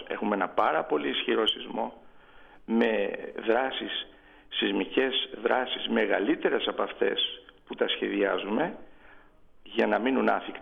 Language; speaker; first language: Greek; native; Greek